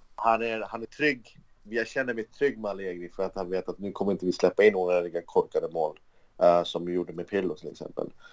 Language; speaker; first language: Swedish; early bilingual, other home language; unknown